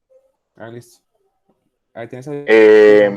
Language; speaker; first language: Spanish; native; Spanish